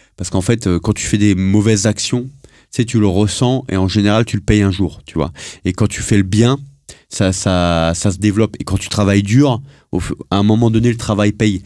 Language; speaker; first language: French; native; French